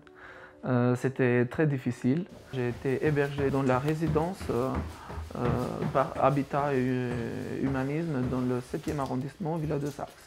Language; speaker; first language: French; non-native, fluent; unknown